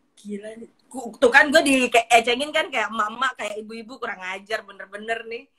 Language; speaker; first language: Indonesian; native; Indonesian